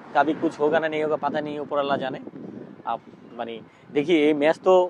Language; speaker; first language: Hindi; non-native, learner; Bangla